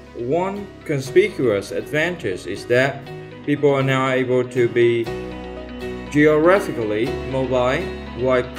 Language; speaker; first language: English; non-native, fluent; Vietnamese